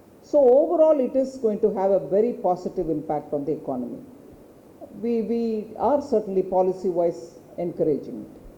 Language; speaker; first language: English; non-native, local second language; Tamil